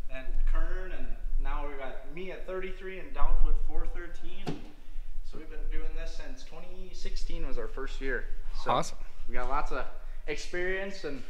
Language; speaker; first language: English; native; English